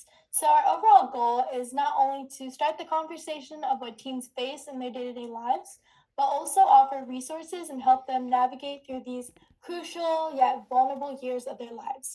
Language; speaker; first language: English; native; English